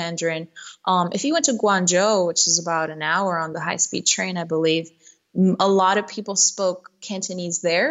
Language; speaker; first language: English; early bilingual, other home language; Spanish